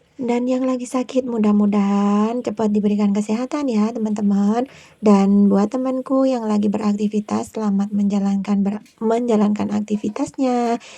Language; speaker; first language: Indonesian; non-native, local second language; Javanese